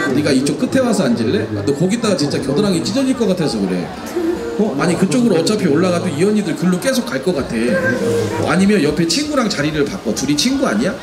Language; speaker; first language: Korean; native; Korean